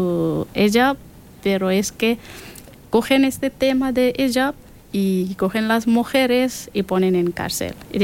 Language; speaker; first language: Spanish; non-native, learner; Persian